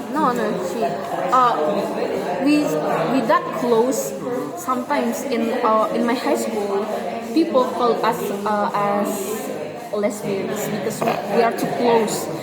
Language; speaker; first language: English; non-native, learner; Indonesian